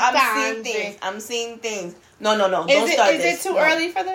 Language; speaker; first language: English; non-native, fluent; Spanish